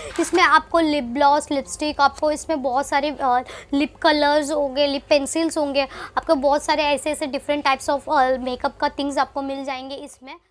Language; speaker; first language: Hindi; non-native, local second language; Tamil